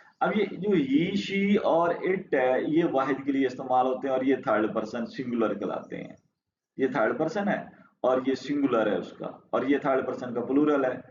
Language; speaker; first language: Urdu; non-native, local second language; Punjabi